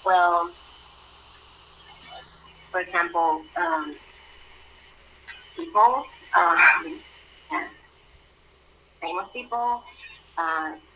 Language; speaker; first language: English; non-native, learner; Spanish